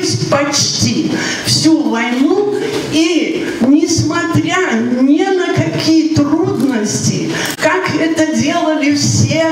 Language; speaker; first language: Russian; native; Russian